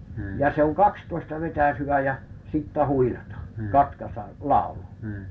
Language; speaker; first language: Finnish; native; Finnish